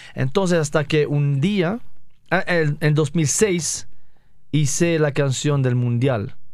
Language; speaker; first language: Spanish; non-native, fluent; Arabic